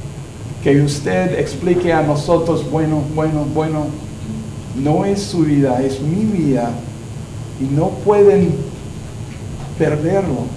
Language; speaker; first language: Spanish; non-native, learner; English